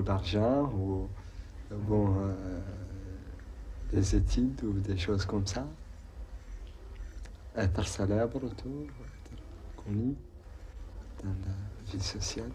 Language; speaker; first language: French; non-native, learner; Arabic